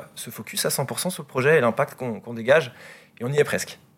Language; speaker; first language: French; native; French